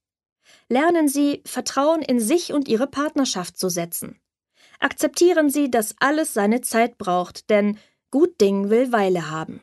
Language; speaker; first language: German; native; German